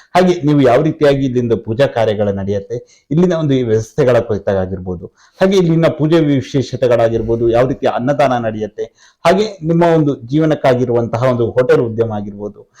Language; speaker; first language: Kannada; native; Kannada